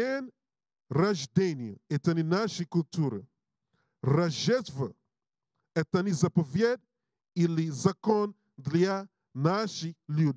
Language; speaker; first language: Russian; non-native, learner; English